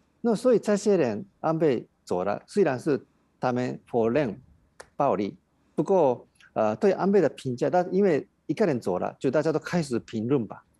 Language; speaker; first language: Chinese; non-native, fluent; Japanese